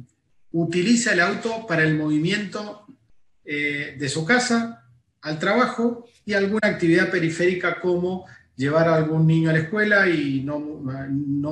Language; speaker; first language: Spanish; native; Spanish